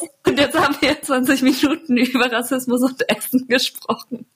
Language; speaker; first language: German; native; German